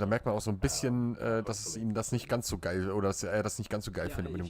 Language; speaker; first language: German; native; German